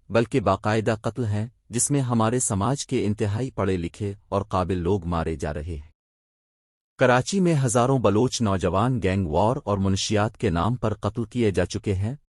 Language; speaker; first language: Urdu; non-native, local second language; Baluchi